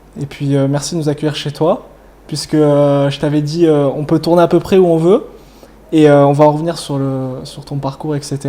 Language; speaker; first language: French; native; French